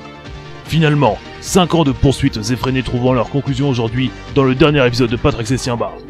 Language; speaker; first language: French; native; French